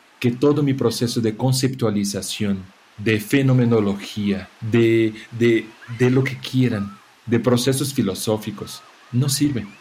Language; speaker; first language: Spanish; non-native, fluent; Portuguese